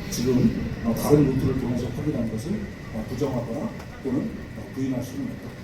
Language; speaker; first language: Korean; native; Korean